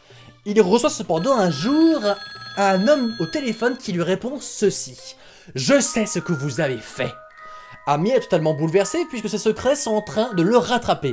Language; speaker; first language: French; native; French